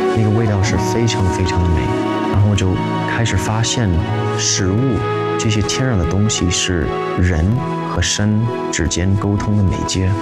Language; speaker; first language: Chinese; non-native, fluent; English